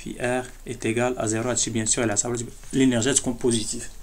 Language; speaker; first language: French; non-native, local second language; Arabic